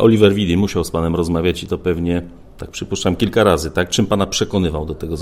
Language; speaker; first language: Polish; native; Polish